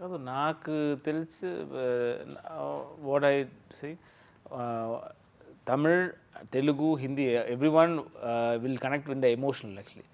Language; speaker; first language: Telugu; non-native, learner; Tamil